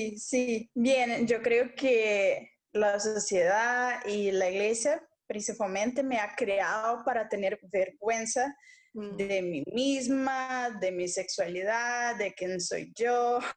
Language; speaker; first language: Spanish; non-native, local second language; Portuguese